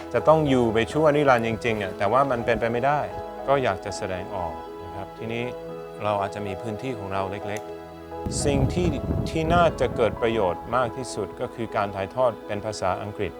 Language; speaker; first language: Thai; early bilingual, other home language; English